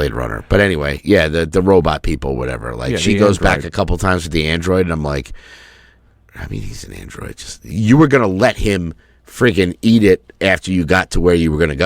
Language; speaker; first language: English; native; English